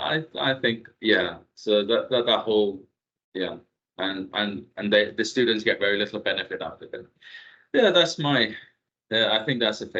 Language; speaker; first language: English; non-native, fluent; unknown